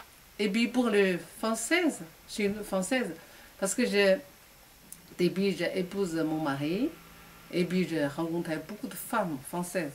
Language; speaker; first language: French; non-native, learner; Chinese